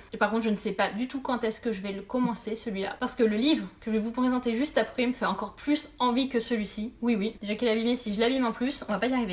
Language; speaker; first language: French; native; French